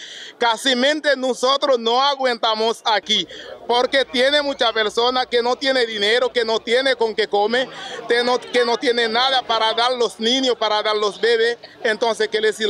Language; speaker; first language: Spanish; non-native, learner; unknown